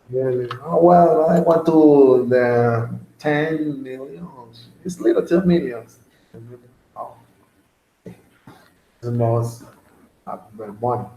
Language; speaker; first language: English; non-native, learner; Spanish